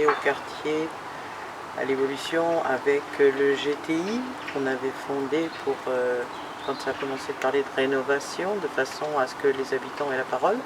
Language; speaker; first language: French; native; French